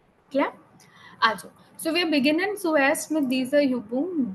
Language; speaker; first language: German; non-native, learner; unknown